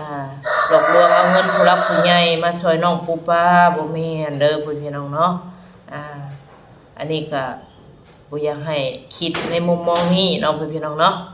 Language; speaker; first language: Thai; non-native, local second language; Lao